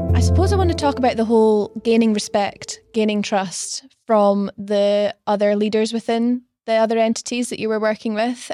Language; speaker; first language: English; native; English